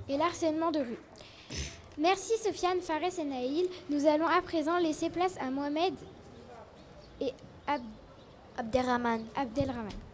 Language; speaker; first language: French; native; French